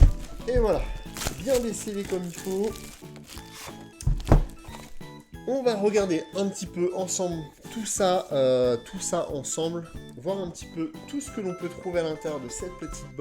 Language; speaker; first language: French; native; French